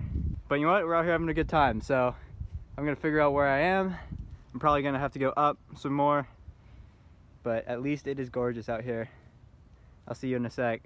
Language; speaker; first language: English; native; English